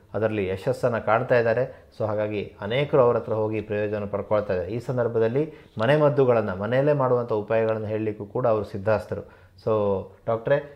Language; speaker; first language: Kannada; native; Kannada